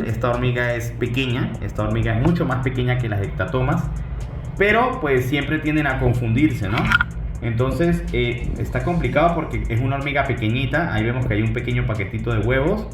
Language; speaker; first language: Spanish; native; Spanish